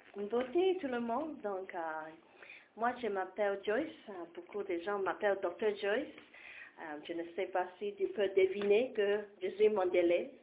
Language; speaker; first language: French; non-native, learner; Cantonese